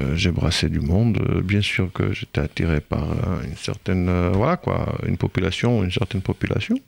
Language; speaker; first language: French; non-native, fluent; Hebrew